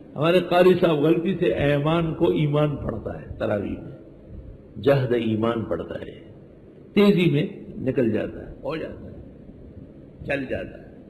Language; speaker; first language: Urdu; non-native, local second language; Pashto